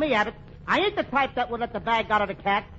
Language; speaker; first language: English; native; English